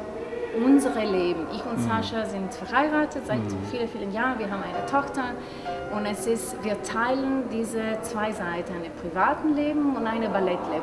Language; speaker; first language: German; non-native, fluent; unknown